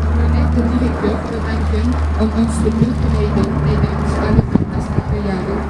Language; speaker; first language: Dutch; non-native, local second language; French